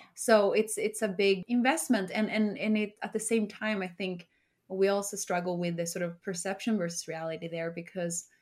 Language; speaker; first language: English; early bilingual, heritage; Spanish